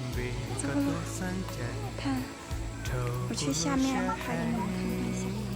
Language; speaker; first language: Chinese; non-native, learner; Vietnamese